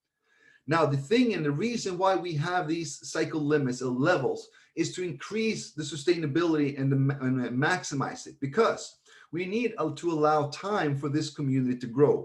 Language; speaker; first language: English; non-native, fluent; Swedish